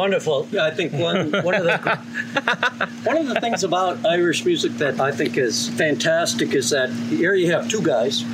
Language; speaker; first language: English; native; English